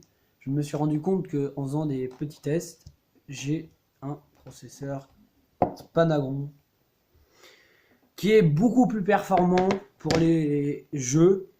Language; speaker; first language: French; native; French